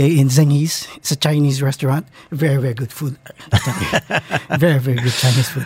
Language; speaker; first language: English; non-native, local second language; Filipino